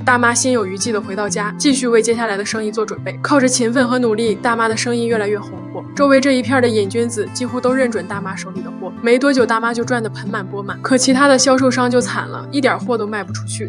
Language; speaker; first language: Chinese; native; Chinese